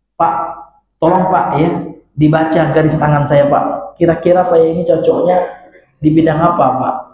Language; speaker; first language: Indonesian; non-native, local second language; Minangkabau